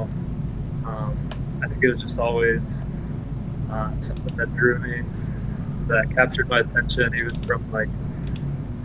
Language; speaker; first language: English; early bilingual, other home language; Spanish